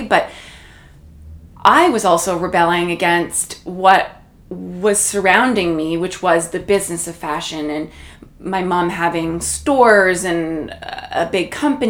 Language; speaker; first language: English; native; English